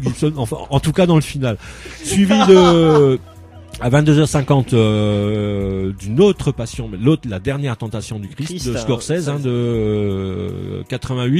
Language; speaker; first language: French; native; French